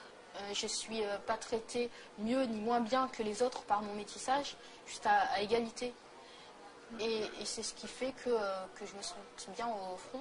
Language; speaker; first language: French; native; French